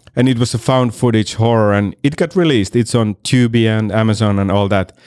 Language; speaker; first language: English; non-native, fluent; Finnish